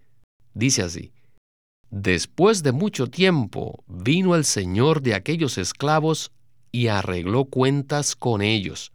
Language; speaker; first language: Spanish; native; Spanish